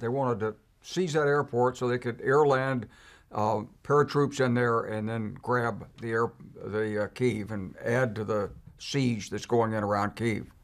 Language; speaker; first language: English; native; English